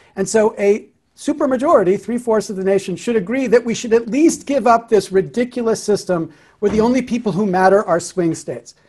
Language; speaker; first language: English; native; English